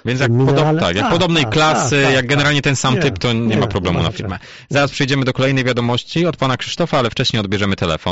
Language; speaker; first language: Polish; native; Polish